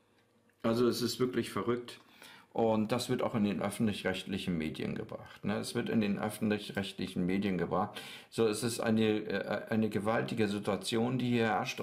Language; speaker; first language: German; native; German